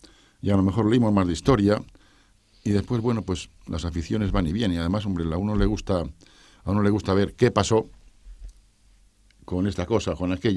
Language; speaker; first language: Spanish; native; Spanish